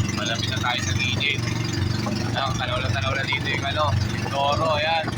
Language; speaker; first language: Filipino; native; Filipino